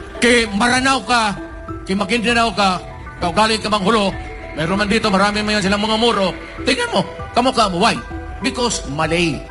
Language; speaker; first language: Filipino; non-native, local second language; Cebuano